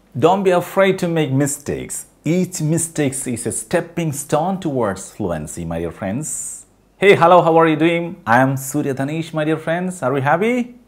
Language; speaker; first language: English; non-native, local second language; Malayalam